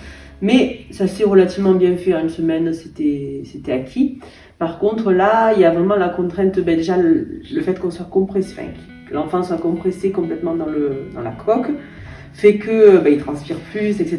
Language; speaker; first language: French; native; French